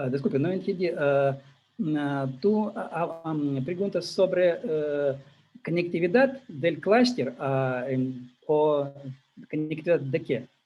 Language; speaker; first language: Spanish; non-native, learner; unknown